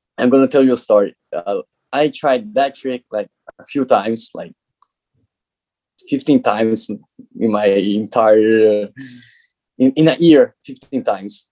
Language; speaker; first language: English; non-native, learner; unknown